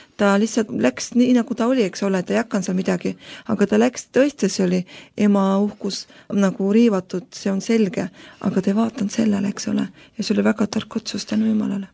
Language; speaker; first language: Estonian; non-native, local second language; Russian